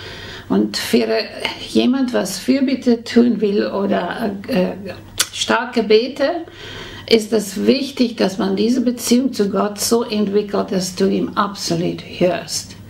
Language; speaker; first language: German; non-native, fluent; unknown